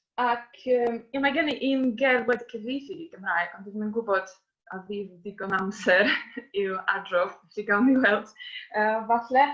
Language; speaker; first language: Welsh; non-native, fluent; Polish